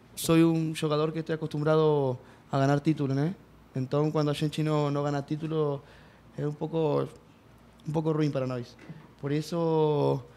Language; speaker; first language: Portuguese; non-native, learner; Spanish